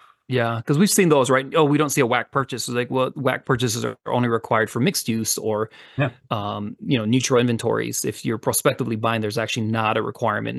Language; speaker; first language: English; native; English